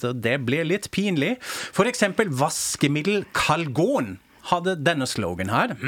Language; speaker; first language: Norwegian; non-native, fluent; German